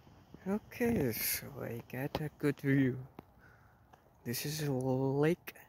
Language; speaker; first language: English; non-native, learner; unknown